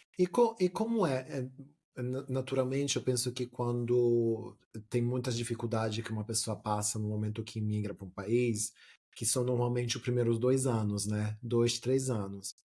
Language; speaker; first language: Portuguese; non-native, fluent; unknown